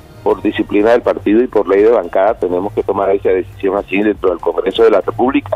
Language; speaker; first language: Spanish; native; Spanish